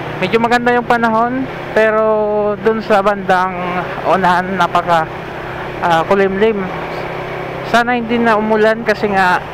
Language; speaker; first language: Filipino; non-native, local second language; Bikol